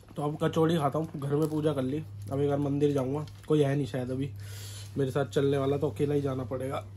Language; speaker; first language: Hindi; native; Hindi